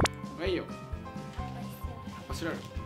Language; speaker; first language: Japanese; native; Japanese